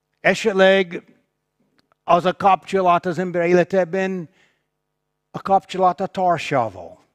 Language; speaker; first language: Hungarian; non-native, fluent; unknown